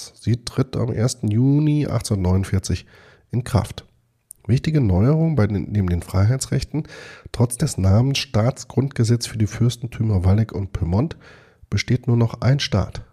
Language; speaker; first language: German; native; German